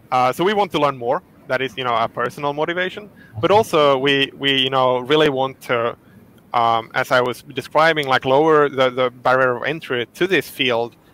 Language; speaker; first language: English; non-native, fluent; Finnish